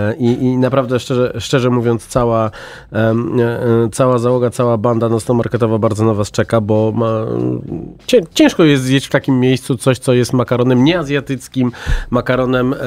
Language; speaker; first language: Polish; native; Polish